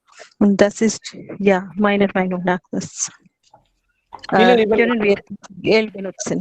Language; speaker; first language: German; non-native, learner; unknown